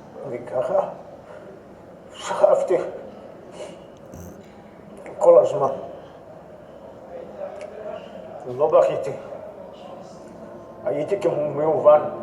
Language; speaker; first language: Hebrew; non-native, fluent; Yiddish